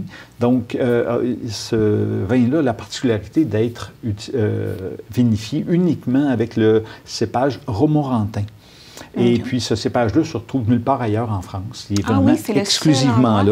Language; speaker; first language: French; native; French